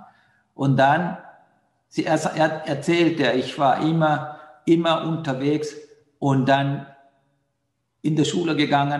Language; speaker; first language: German; non-native, learner; Sinhala